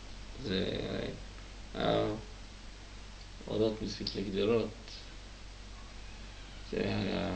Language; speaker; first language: Hebrew; non-native, fluent; Czech